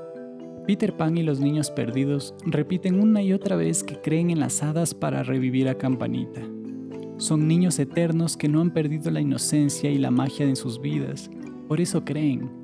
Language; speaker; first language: Spanish; native; Spanish